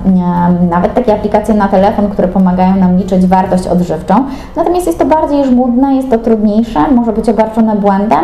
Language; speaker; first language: Polish; native; Polish